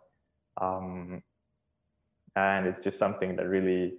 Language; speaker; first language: English; non-native, fluent; Serbian